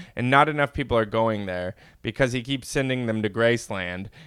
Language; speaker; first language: English; native; English